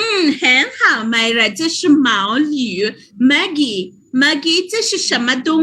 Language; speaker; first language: Chinese; non-native, fluent; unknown